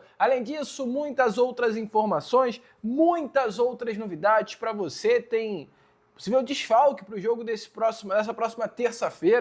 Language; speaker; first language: Portuguese; native; Portuguese